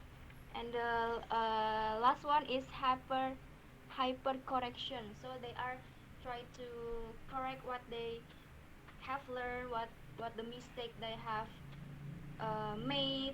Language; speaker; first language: English; non-native, learner; Indonesian